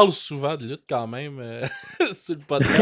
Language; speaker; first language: French; native; French